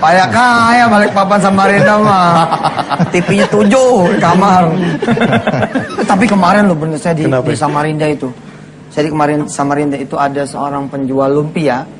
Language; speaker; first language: Indonesian; non-native, local second language; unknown